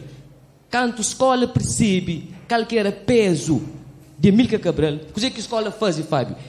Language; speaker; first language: Portuguese; non-native, local second language; Kabuverdianu